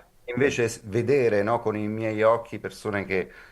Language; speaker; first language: Italian; native; Italian